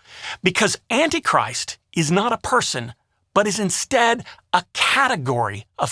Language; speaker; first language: English; native; English